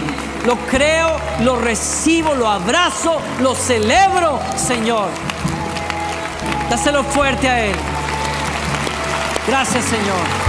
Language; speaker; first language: Spanish; native; Spanish